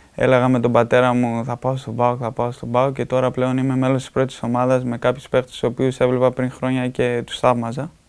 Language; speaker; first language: Greek; native; Greek